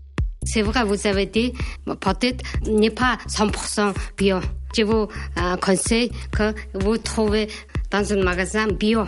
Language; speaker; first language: French; non-native, learner; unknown